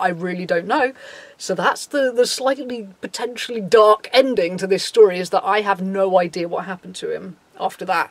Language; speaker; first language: English; native; English